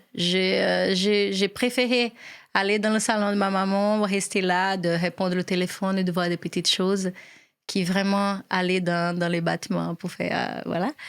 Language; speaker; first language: French; non-native, fluent; Portuguese